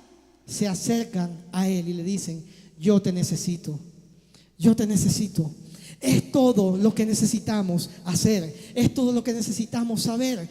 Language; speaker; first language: Spanish; native; Spanish